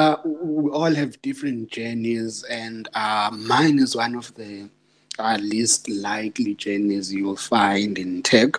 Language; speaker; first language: English; non-native, local second language; Zulu